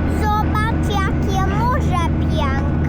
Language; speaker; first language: Polish; early bilingual, heritage; Polish